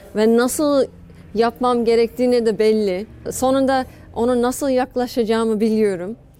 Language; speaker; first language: Turkish; non-native, fluent; English